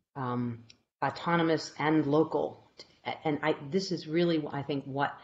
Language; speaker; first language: English; native; English